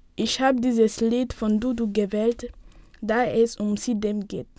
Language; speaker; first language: German; non-native, learner; Wolof